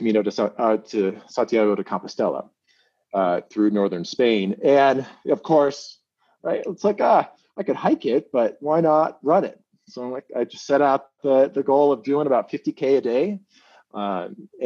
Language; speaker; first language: English; native; English